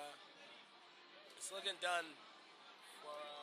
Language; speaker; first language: English; native; English